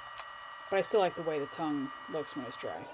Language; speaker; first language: English; native; English